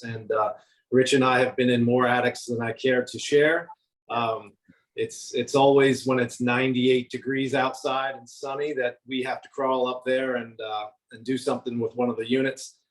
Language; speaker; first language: English; native; English